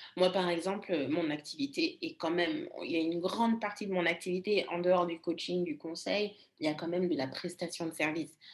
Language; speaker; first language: French; non-native, local second language; Lingala